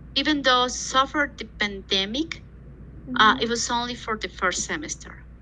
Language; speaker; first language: English; non-native, fluent; Spanish